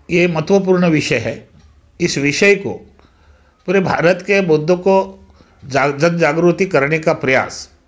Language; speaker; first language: Hindi; non-native, local second language; Marathi